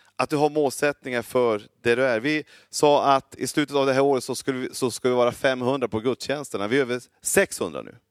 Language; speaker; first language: Swedish; native; Swedish